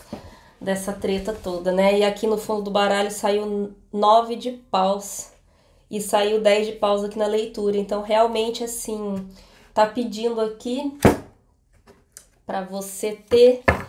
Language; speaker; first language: Portuguese; native; Portuguese